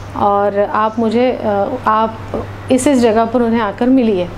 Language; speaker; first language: Hindi; non-native, local second language; Marathi